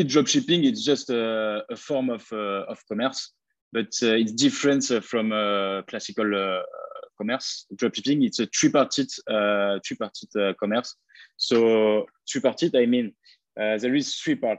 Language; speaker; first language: English; non-native, fluent; French